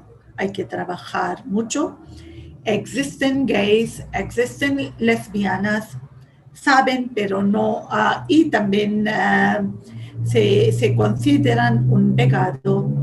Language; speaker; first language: Spanish; non-native, fluent; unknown